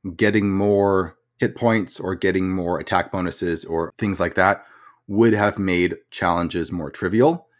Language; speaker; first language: English; native; English